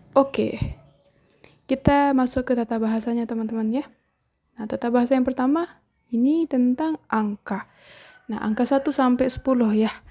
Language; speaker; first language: Indonesian; native; Indonesian